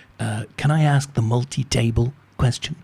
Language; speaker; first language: English; native; English